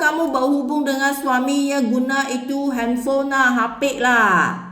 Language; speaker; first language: Indonesian; non-native, learner; Filipino